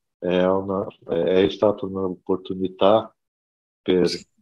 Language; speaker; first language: Italian; non-native, learner; Portuguese